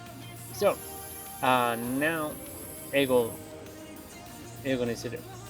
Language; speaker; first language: Japanese; non-native, learner; English